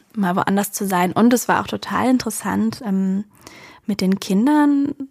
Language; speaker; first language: German; native; German